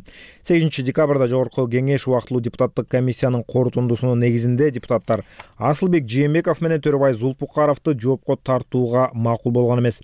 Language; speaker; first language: Kyrgyz; native; Kyrgyz